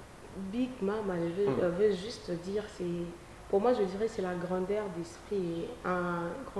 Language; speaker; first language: French; non-native, local second language; Lingala